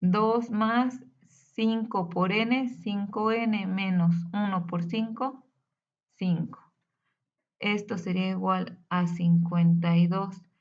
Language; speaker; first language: Spanish; native; Spanish